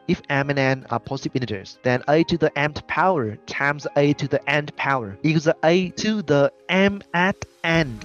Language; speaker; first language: English; non-native, fluent; Vietnamese